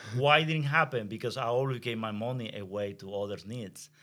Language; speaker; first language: English; non-native, learner; Spanish